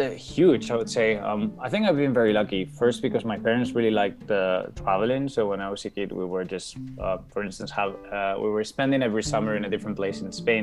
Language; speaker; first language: English; non-native, fluent; Spanish